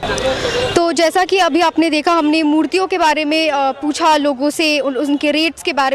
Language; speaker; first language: Hindi; native; Hindi